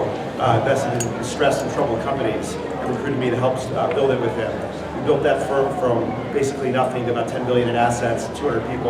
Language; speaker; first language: English; native; English